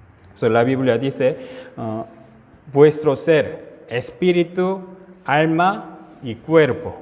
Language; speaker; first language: Spanish; non-native, fluent; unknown